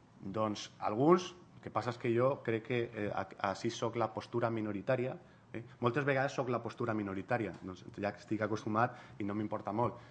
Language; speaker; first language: Catalan; non-native, local second language; Spanish